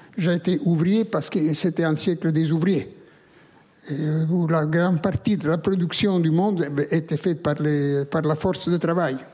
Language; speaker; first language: French; non-native, fluent; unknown